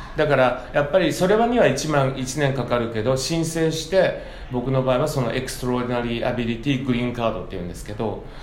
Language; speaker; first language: Japanese; native; Japanese